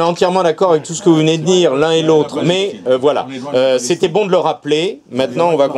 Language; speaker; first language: French; native; French